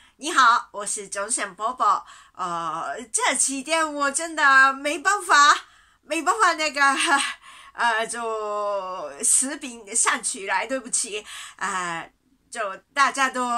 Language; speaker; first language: Chinese; non-native, learner; Japanese